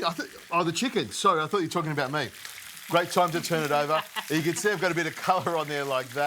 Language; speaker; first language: English; native; English